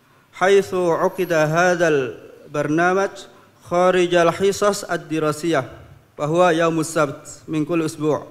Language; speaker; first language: Arabic; non-native, fluent; Indonesian